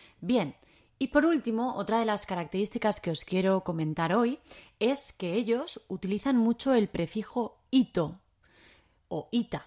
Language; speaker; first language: Spanish; native; Spanish